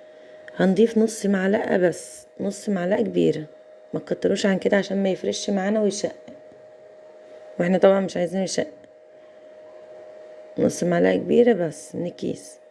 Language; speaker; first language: Arabic; native; Arabic